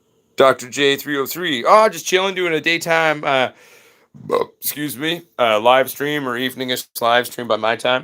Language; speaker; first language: English; native; English